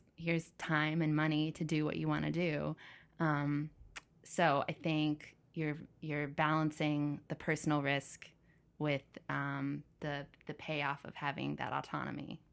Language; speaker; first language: English; native; English